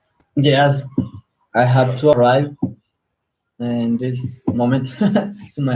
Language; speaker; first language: English; non-native, learner; Spanish